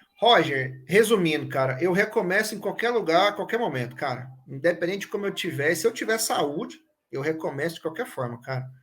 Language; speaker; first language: Portuguese; native; Portuguese